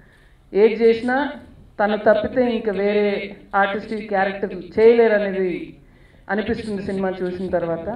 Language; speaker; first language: Telugu; native; Telugu